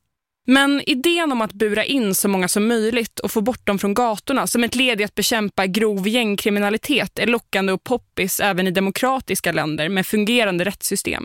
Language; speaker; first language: Swedish; native; Swedish